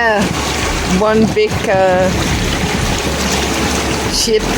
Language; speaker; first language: English; non-native, fluent; Dutch